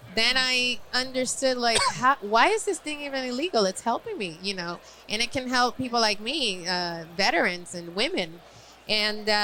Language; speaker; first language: English; non-native, fluent; Spanish